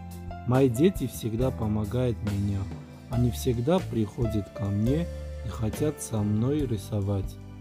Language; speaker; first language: Russian; non-native, fluent; Armenian